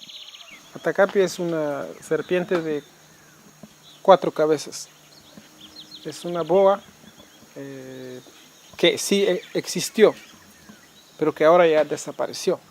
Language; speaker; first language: Spanish; non-native, local second language; Quechua